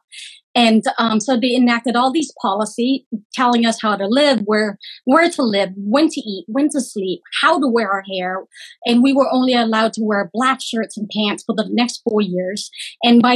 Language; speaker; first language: English; early bilingual, other home language; Khmer